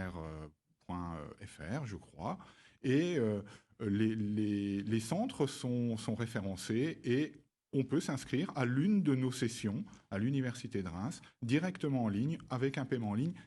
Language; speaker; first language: French; native; French